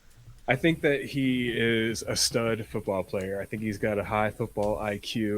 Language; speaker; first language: English; native; English